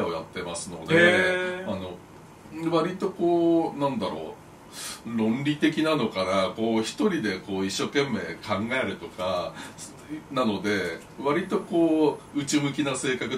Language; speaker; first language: Japanese; native; Japanese